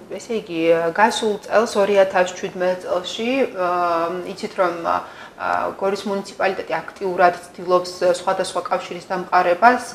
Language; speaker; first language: Georgian; native; Georgian